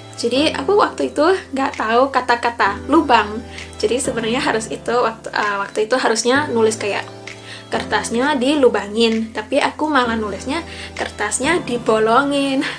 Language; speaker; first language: Indonesian; early bilingual, other home language; English